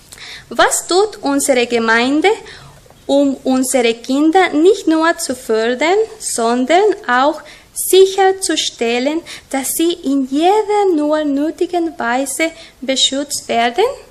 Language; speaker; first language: German; non-native, learner; Spanish